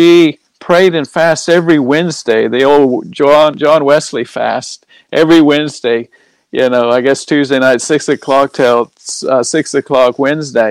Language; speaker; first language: English; native; English